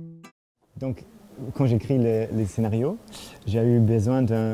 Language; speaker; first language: French; non-native, fluent; German